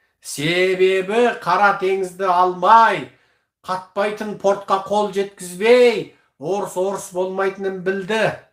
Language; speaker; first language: Kazakh; early bilingual, heritage; Kazakh